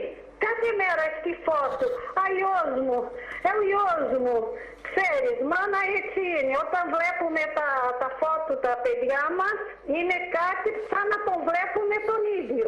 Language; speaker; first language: Greek; non-native, fluent; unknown